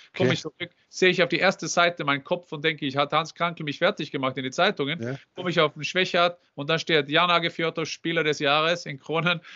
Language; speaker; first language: German; non-native, fluent; Norwegian